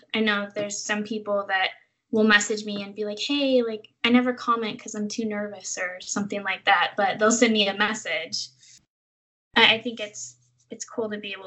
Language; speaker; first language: English; native; English